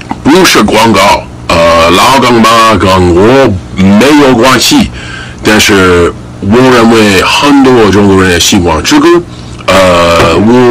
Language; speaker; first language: Chinese; non-native, learner; English